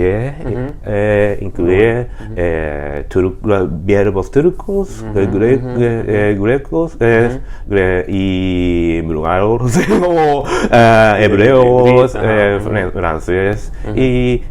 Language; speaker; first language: Spanish; non-native, learner; Japanese